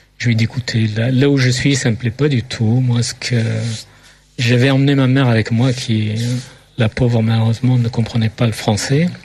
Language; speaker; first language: French; early bilingual, other home language; Arabic